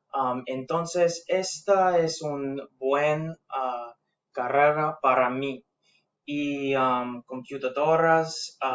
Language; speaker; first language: Spanish; non-native, learner; English